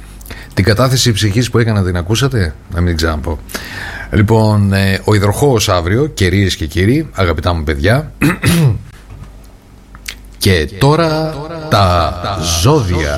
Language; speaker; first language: Greek; native; Greek